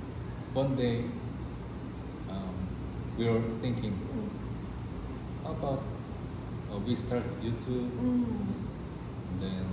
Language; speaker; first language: English; non-native, learner; Korean